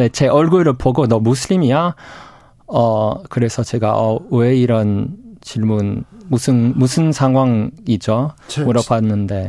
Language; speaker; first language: Korean; non-native, fluent; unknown